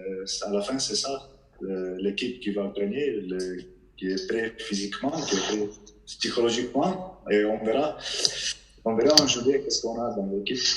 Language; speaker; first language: French; non-native, fluent; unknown